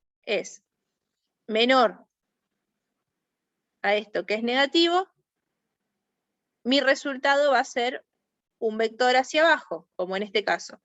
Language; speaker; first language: Spanish; native; Spanish